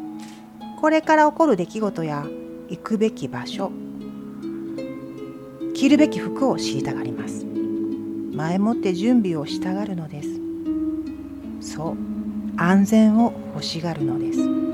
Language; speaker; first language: Japanese; native; Japanese